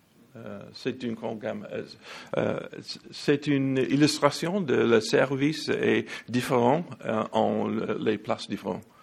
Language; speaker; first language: French; non-native, learner; English